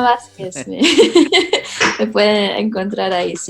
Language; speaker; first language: Spanish; early bilingual, heritage; English